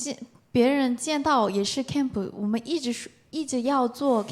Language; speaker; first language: Chinese; non-native, learner; Korean